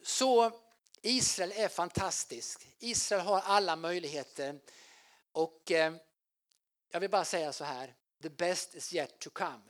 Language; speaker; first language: Swedish; native; Swedish